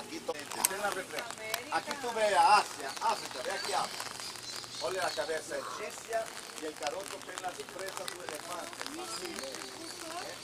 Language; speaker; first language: Spanish; non-native, learner; Portuguese